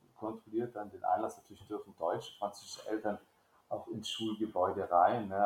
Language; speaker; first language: German; native; German